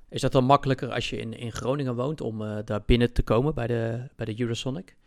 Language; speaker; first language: Dutch; native; Dutch